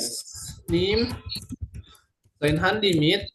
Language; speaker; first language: German; non-native, fluent; Indonesian